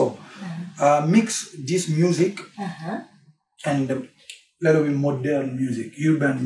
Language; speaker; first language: English; non-native, learner; French